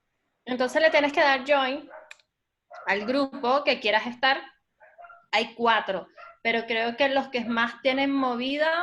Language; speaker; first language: Spanish; native; Spanish